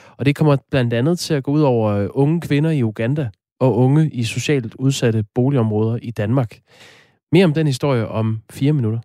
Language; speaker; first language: Danish; native; Danish